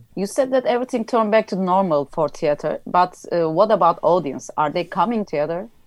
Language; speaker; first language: English; non-native, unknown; Turkish